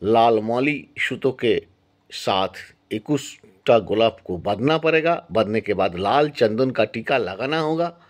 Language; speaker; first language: Hindi; non-native, local second language; Bangla